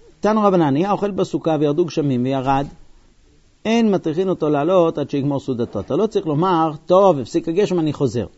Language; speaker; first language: Hebrew; non-native, fluent; English